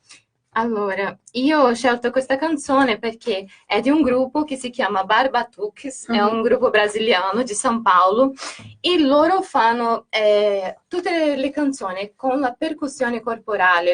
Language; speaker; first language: Italian; non-native, fluent; Portuguese